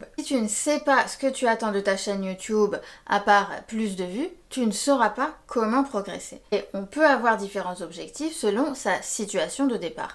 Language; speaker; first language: French; native; French